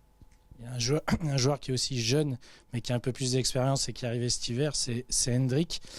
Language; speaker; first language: French; native; French